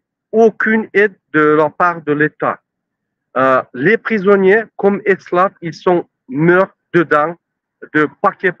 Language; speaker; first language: French; non-native, learner; Turkmen